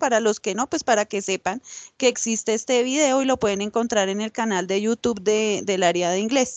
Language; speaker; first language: Spanish; native; Spanish